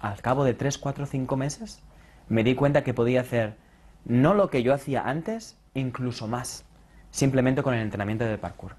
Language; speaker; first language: Spanish; native; Spanish